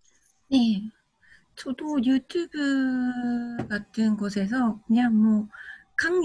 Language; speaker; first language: Korean; non-native, fluent; Japanese